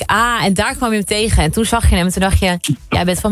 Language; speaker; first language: Dutch; native; Dutch